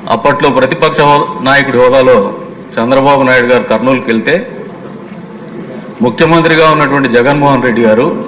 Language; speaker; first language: Telugu; native; Telugu